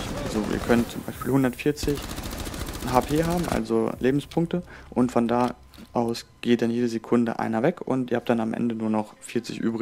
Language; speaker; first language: German; native; German